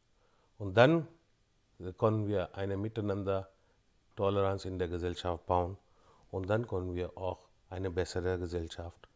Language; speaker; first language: German; non-native, fluent; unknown